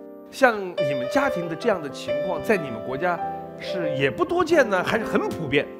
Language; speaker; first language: Chinese; native; Chinese